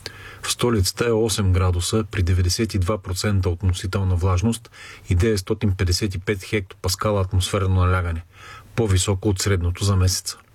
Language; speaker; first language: Bulgarian; native; Bulgarian